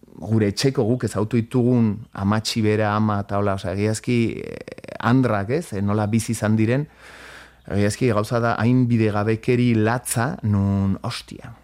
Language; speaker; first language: Basque; native; Basque